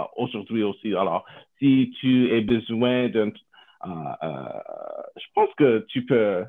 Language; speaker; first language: French; non-native, fluent; English